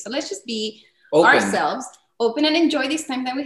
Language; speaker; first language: English; non-native, fluent; Spanish